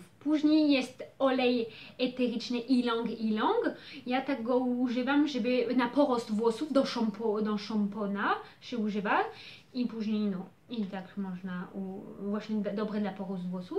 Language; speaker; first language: Polish; early bilingual, heritage; Polish